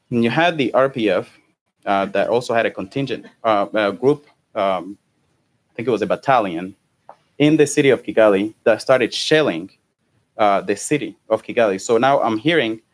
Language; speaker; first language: English; non-native, local second language; Kinyarwanda